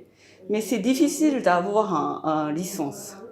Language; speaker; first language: French; non-native, fluent; Japanese